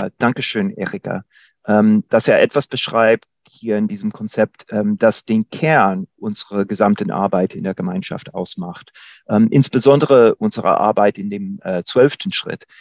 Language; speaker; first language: German; non-native, fluent; English